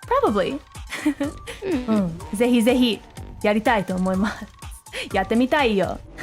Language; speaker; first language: Japanese; non-native, fluent; English